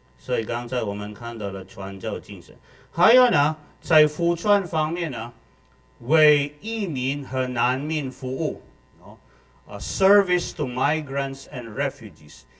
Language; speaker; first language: Chinese; non-native, fluent; Filipino